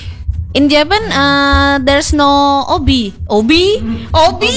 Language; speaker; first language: English; non-native, learner; Indonesian